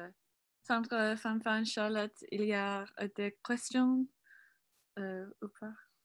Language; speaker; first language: French; non-native, learner; English